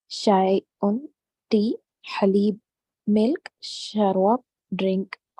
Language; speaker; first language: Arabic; non-native, learner; English